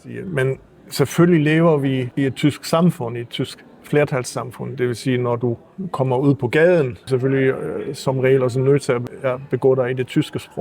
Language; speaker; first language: Danish; early bilingual, heritage; Danish